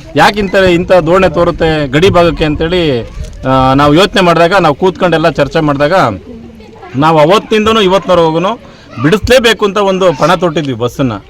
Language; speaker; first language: Kannada; native; Kannada